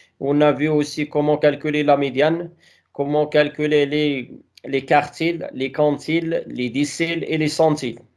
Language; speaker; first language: French; non-native, local second language; Arabic